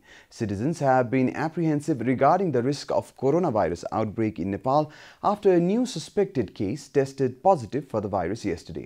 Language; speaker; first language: English; non-native, fluent; Nepali